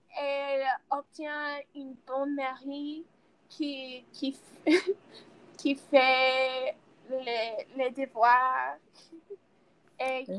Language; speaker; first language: French; non-native, learner; English